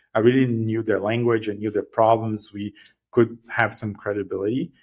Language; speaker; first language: English; non-native, fluent; Portuguese